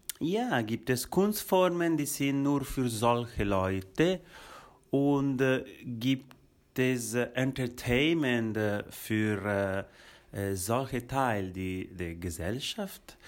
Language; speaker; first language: German; non-native, local second language; Italian